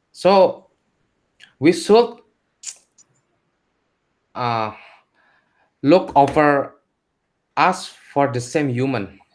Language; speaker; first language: English; non-native, learner; Indonesian